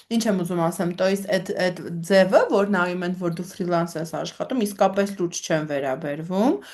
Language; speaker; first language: Armenian; native; Armenian